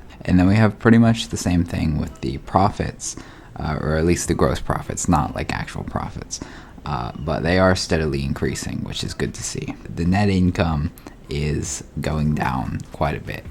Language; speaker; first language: English; native; English